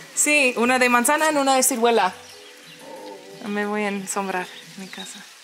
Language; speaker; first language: Spanish; non-native, learner; English